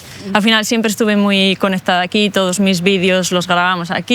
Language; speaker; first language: Spanish; native; Spanish